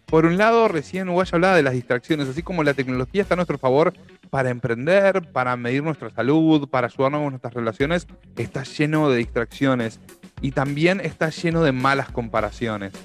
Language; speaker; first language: Spanish; native; Spanish